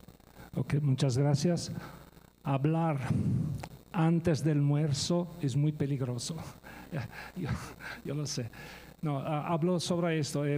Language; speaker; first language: Spanish; non-native, fluent; Italian